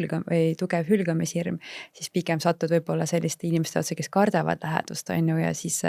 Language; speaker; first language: Estonian; native; Estonian